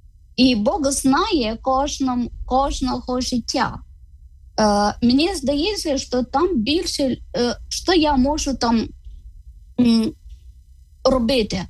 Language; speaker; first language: Ukrainian; non-native, learner; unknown